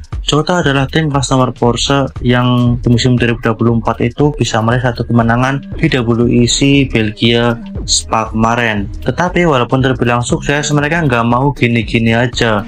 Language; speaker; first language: Indonesian; native; Indonesian